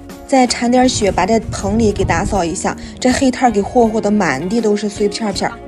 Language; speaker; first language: Chinese; native; Chinese